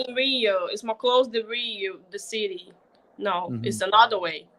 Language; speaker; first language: English; non-native, learner; Portuguese